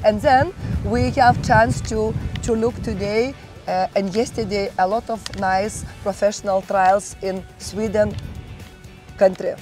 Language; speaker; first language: English; non-native, learner; Lithuanian